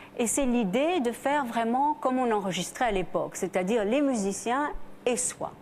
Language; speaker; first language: French; non-native, fluent; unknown